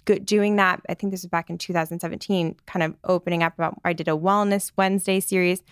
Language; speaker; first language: English; native; English